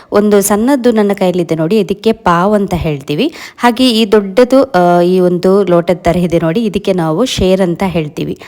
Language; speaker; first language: Kannada; native; Kannada